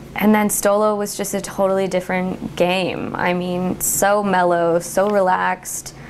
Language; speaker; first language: English; native; English